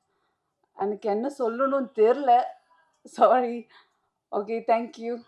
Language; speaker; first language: Tamil; non-native, learner; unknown